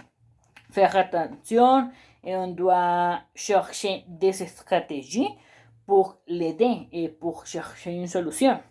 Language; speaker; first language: French; non-native, learner; Spanish